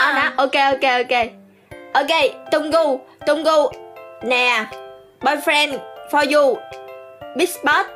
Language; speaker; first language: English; non-native, learner; Vietnamese